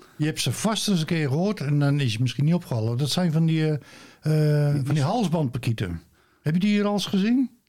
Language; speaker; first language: Dutch; native; Dutch